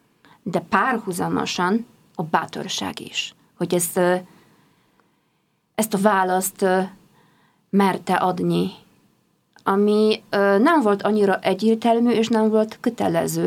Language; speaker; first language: Hungarian; non-native, fluent; Polish